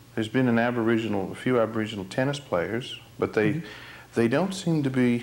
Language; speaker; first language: English; native; English